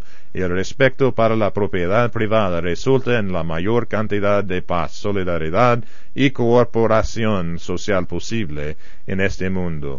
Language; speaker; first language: Spanish; non-native, fluent; English